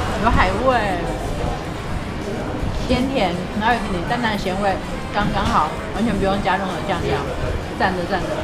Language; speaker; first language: Chinese; native; Chinese